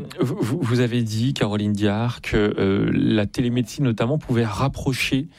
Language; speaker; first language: French; native; French